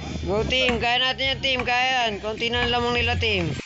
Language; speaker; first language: Filipino; native; Filipino